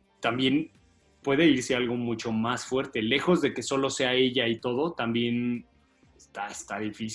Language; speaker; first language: Spanish; native; Spanish